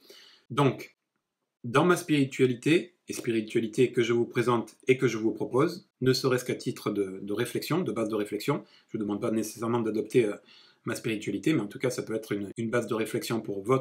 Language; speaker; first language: French; native; French